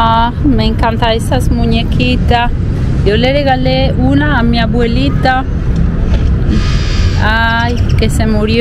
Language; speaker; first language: Spanish; non-native, fluent; Italian